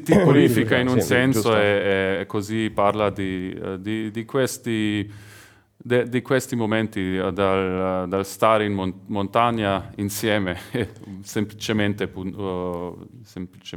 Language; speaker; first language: Italian; non-native, learner; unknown